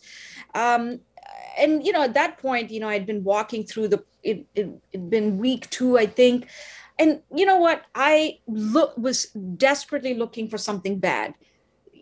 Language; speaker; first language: English; non-native, local second language; Tamil